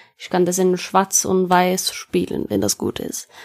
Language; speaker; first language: German; non-native, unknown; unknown